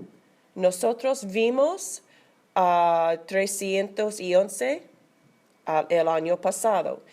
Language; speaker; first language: Spanish; non-native, fluent; English